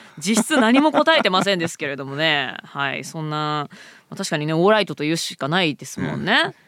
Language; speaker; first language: Japanese; native; Japanese